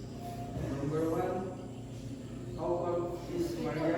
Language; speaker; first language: English; non-native, learner; Indonesian